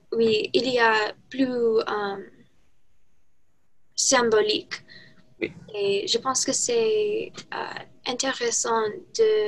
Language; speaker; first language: French; non-native, learner; English